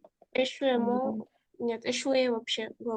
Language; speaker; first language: French; non-native, fluent; Uzbek